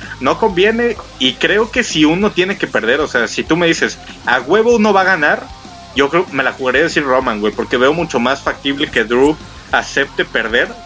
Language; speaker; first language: Spanish; native; Spanish